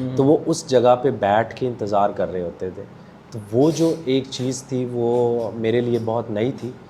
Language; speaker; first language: Urdu; non-native, local second language; Punjabi